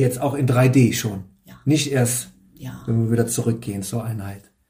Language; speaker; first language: German; native; German